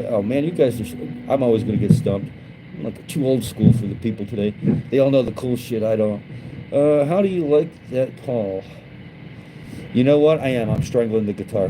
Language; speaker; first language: English; native; English